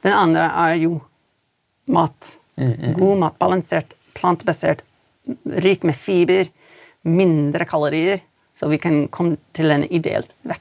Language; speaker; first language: Swedish; non-native, learner; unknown